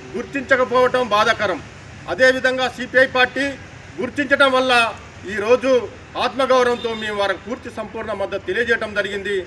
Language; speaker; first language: Telugu; native; Telugu